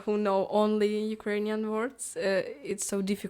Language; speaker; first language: English; non-native, learner; Ukrainian